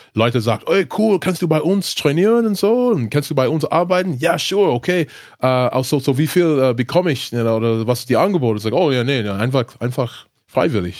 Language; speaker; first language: German; non-native, learner; English